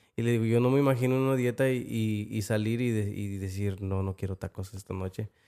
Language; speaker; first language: Spanish; early bilingual, heritage; Spanish